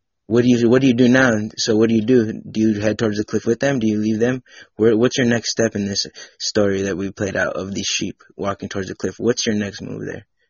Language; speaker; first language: English; native; English